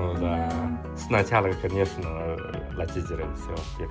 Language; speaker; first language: Russian; non-native, learner; Chinese